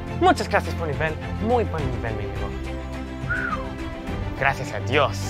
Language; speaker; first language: Spanish; non-native, learner; English